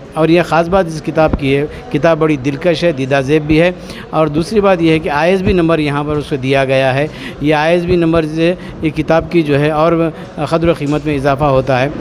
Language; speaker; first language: Urdu; native; Urdu